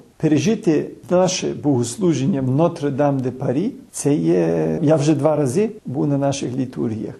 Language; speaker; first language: Ukrainian; early bilingual, heritage; Ukrainian